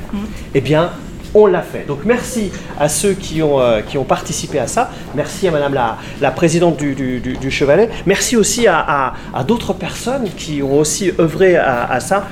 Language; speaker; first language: French; native; French